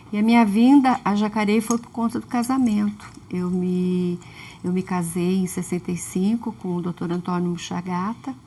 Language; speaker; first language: Portuguese; early bilingual, other home language; Russian